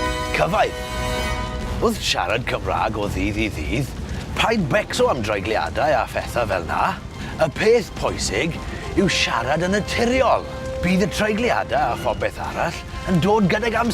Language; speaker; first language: Welsh; native; Welsh